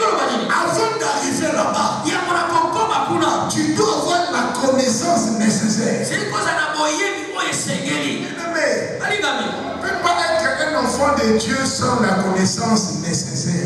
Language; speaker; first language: French; non-native, local second language; Lingala